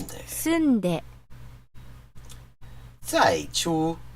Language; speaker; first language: Chinese; non-native, learner; English